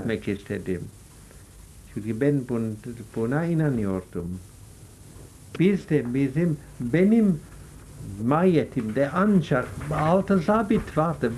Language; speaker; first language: Turkish; non-native, fluent; English